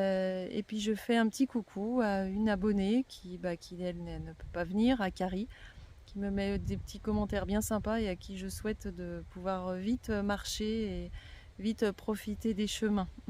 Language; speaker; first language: French; native; French